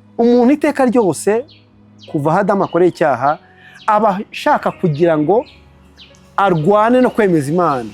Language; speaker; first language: Kinyarwanda; native; Kinyarwanda